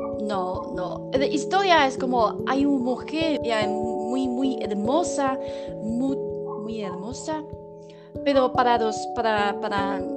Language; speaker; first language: Spanish; non-native, learner; Chinese